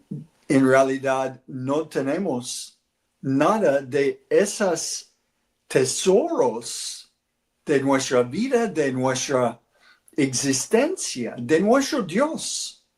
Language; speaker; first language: Spanish; non-native, learner; English